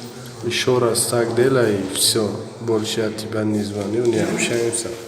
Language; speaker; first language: Russian; non-native, learner; Tajik